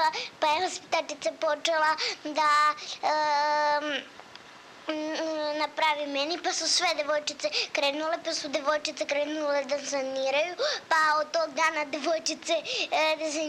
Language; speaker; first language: Serbian; native; Serbian